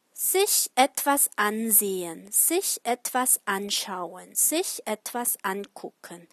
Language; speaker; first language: German; non-native, fluent; Korean